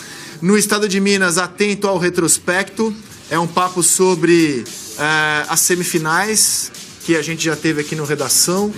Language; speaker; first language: Portuguese; native; Portuguese